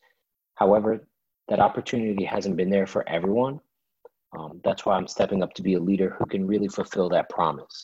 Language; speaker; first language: English; native; English